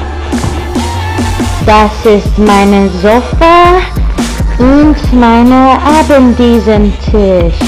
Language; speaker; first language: German; non-native, learner; English